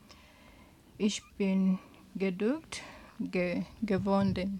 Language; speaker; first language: German; non-native, learner; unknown